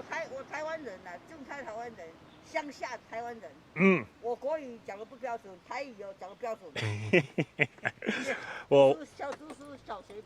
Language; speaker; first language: Chinese; non-native, local second language; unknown